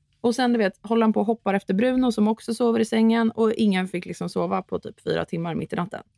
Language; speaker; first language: Swedish; native; Swedish